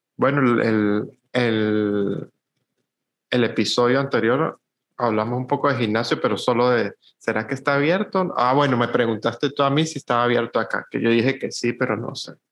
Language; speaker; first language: Spanish; native; Spanish